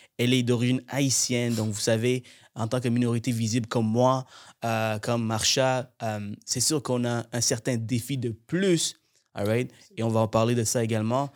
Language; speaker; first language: French; native; French